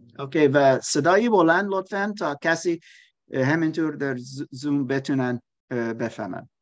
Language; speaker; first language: Persian; non-native, learner; German